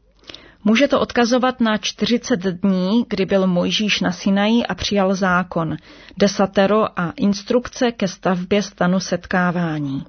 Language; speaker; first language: Czech; native; Czech